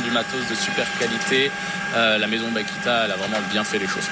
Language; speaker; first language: French; native; French